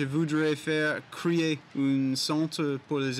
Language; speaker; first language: French; non-native, learner; English